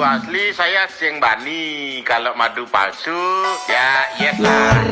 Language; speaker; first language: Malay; non-native, local second language; Balinese